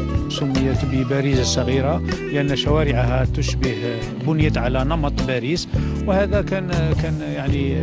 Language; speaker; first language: Arabic; native; Arabic